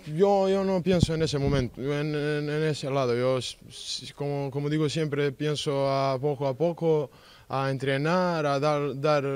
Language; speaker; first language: Spanish; non-native, learner; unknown